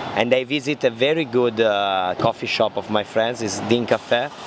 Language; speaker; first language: English; non-native, learner; Italian